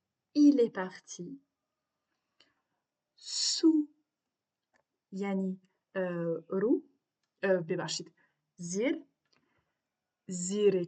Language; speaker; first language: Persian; non-native, learner; French